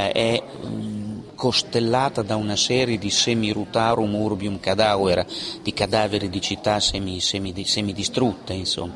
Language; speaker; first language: Italian; native; Italian